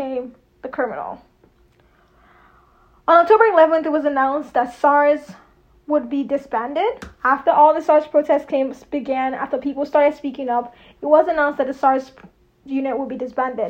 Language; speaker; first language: English; non-native, local second language; Yoruba